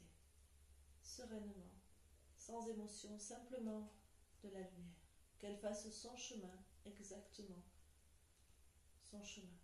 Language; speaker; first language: French; native; French